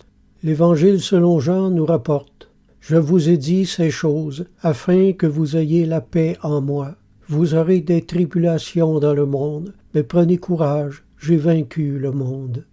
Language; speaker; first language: French; native; French